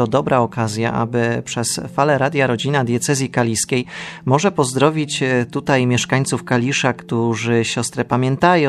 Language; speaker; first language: Polish; native; Polish